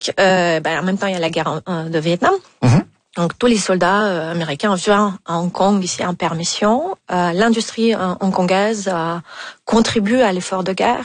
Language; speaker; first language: French; non-native, fluent; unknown